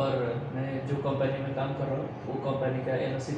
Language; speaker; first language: Hindi; non-native, learner; Bangla